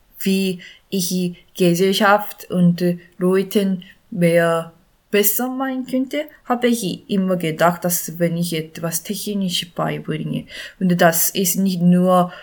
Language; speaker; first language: German; non-native, learner; Korean